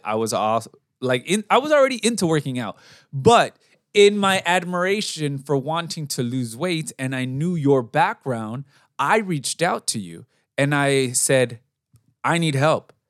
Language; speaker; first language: English; early bilingual, other home language; Spanish